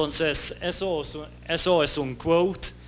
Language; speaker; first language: Spanish; non-native, fluent; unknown